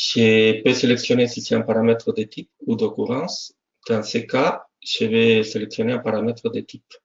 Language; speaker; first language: French; non-native, fluent; Spanish